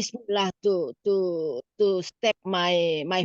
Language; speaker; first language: English; non-native, learner; Indonesian